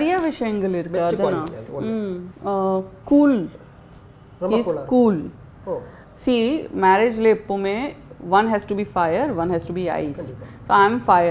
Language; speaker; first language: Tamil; non-native, fluent; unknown